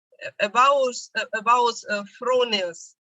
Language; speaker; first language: English; non-native, learner; Russian